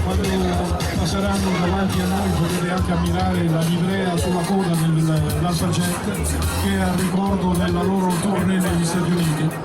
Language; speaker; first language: Italian; native; Italian